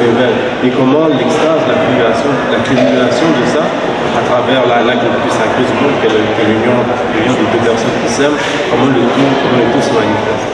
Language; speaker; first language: French; native; French